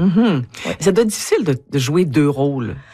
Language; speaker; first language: French; native; French